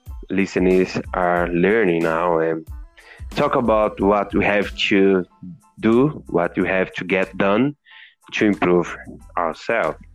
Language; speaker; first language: English; non-native, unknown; Portuguese